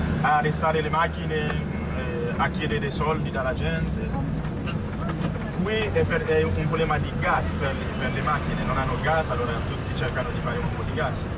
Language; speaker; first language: Italian; non-native, fluent; Haitian Creole